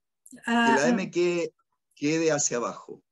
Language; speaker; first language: Spanish; native; Spanish